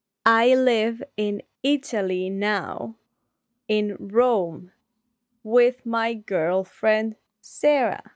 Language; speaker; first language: English; non-native, learner; Spanish